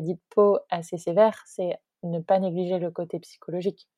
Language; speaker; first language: French; native; French